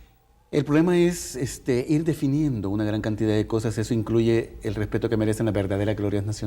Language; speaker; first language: Spanish; native; Spanish